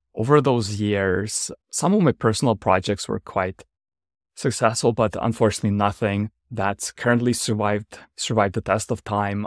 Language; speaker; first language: English; non-native, fluent; Ukrainian